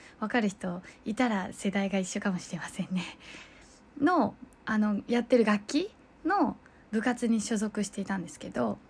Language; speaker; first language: Japanese; early bilingual, other home language; Chinese